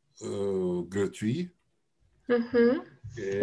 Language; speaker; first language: French; non-native, learner; Russian